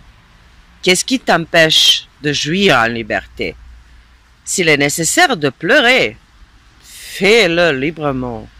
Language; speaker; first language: French; non-native, fluent; Serbian